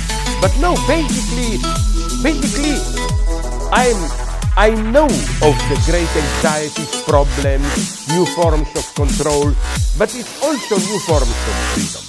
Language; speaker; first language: English; non-native, fluent; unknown